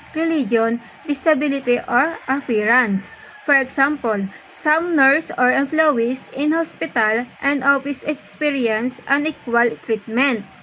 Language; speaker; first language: English; non-native, local second language; Filipino